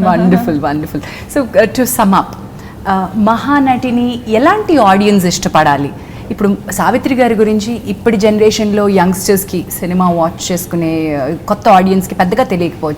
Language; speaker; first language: Telugu; native; Telugu